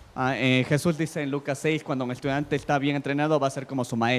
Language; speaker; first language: Spanish; native; Spanish